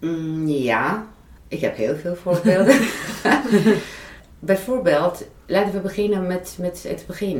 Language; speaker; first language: Dutch; non-native, fluent; Romanian